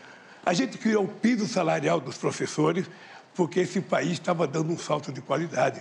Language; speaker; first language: Portuguese; native; Portuguese